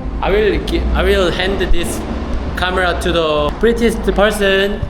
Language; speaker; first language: English; non-native, fluent; Korean